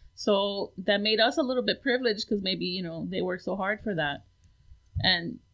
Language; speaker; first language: English; early bilingual, other home language; Spanish